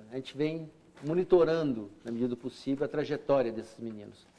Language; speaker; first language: Portuguese; native; Portuguese